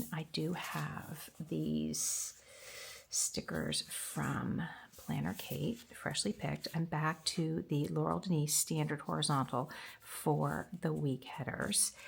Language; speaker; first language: English; native; English